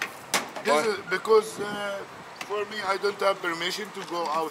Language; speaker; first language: English; non-native, learner; Arabic